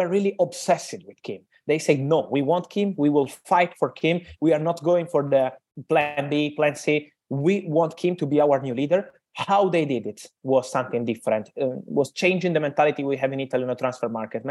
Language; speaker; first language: English; non-native, fluent; Italian